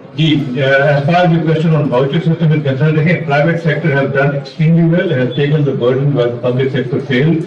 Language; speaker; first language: English; non-native, local second language; Urdu